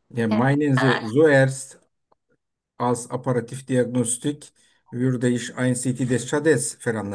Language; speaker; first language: German; non-native, learner; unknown